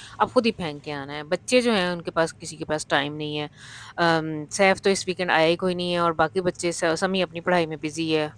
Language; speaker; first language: Urdu; non-native, local second language; Punjabi